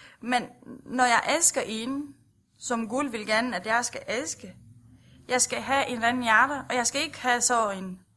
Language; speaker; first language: Danish; non-native, fluent; Romanian